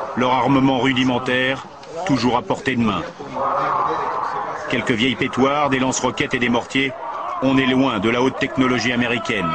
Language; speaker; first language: French; native; French